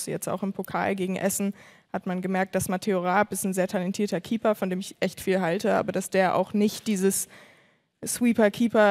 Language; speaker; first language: German; native; German